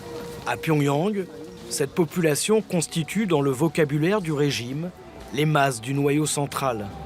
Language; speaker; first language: French; native; French